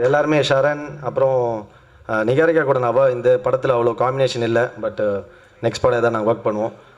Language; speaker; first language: Tamil; native; Tamil